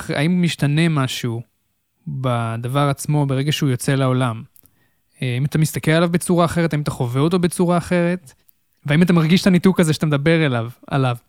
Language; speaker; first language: Hebrew; native; Hebrew